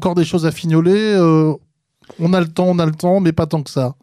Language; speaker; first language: French; native; French